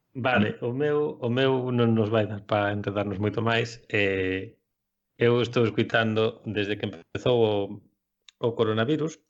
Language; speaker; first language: Galician; non-native, local second language; Spanish